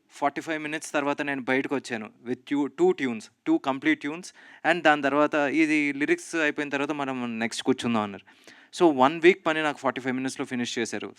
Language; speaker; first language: Telugu; native; Telugu